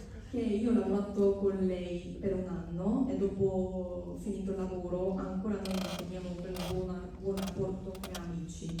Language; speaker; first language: Italian; non-native, fluent; Korean